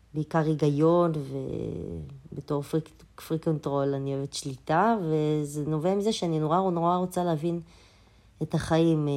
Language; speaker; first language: Hebrew; early bilingual, other home language; Russian